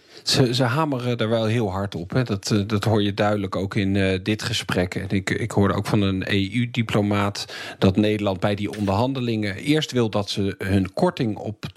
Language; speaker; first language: Dutch; native; Dutch